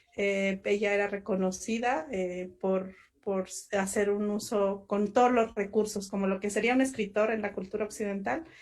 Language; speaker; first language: Spanish; non-native, local second language; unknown